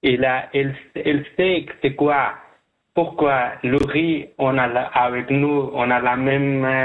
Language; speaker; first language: French; non-native, learner; Persian